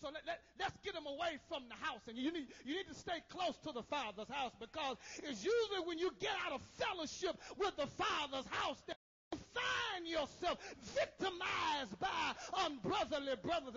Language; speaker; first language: English; native; English